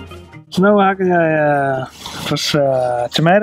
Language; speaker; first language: Danish; non-native, learner; Swahili